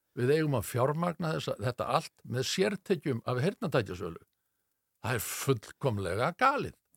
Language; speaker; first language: Icelandic; native; Icelandic